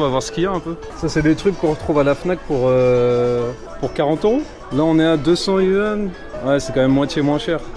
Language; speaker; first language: French; native; French